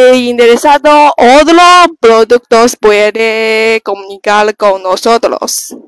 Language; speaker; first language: Spanish; non-native, learner; Chinese